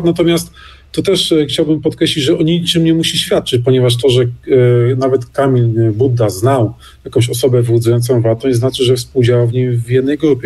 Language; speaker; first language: Polish; native; Polish